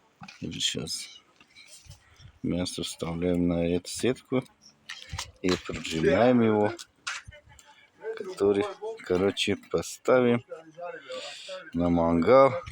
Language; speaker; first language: Russian; non-native, learner; Tajik